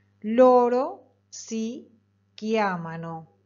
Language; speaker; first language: Italian; non-native, fluent; Spanish